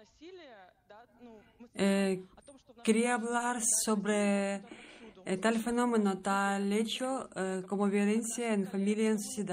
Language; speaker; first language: Spanish; non-native, learner; Russian